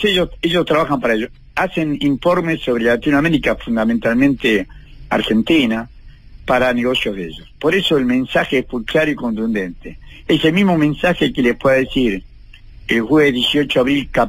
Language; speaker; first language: Spanish; native; Spanish